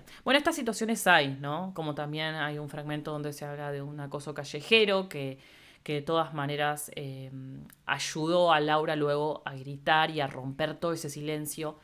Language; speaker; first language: Spanish; native; Spanish